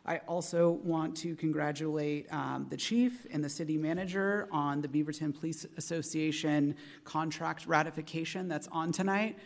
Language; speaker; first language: English; native; English